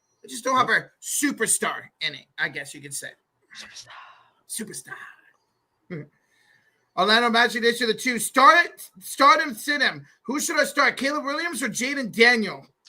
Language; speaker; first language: English; native; English